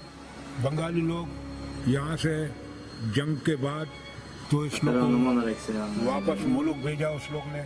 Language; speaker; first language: Hindi; non-native, local second language; Bangla